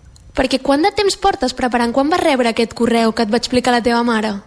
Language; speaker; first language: Catalan; native; Catalan